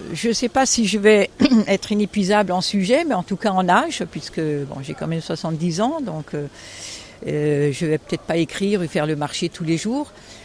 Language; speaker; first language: French; native; French